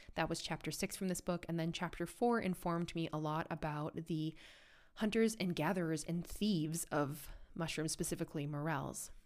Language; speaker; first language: English; native; English